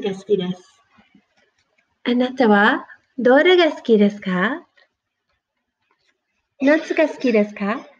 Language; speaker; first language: Japanese; non-native, fluent; English